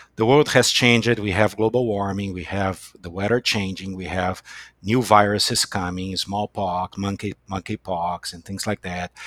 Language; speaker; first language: English; non-native, fluent; Portuguese